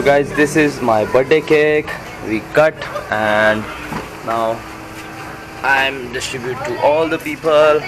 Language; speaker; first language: English; non-native, learner; Hindi